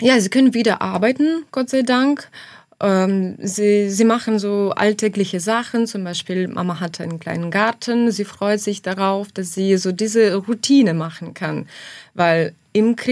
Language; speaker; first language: German; non-native, fluent; Ukrainian